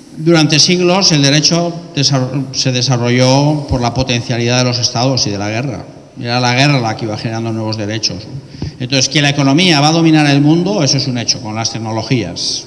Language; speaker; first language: Spanish; native; Spanish